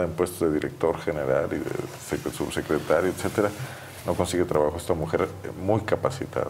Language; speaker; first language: Spanish; native; Spanish